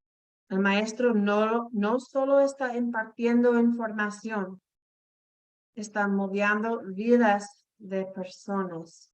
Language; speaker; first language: Spanish; non-native, fluent; English